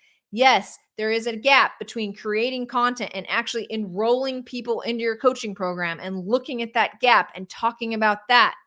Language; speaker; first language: English; native; English